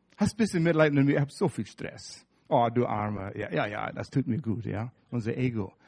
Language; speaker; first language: German; non-native, fluent; English